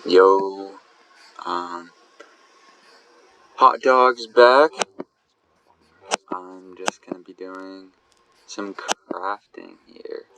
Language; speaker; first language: English; native; English